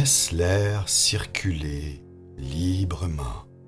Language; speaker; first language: French; native; French